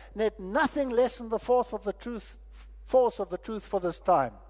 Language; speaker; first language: English; non-native, local second language; Afrikaans